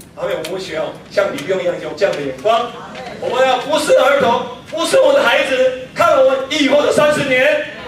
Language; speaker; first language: Chinese; non-native, fluent; Korean